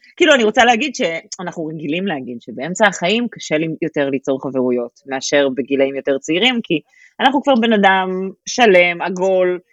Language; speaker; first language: Hebrew; native; Hebrew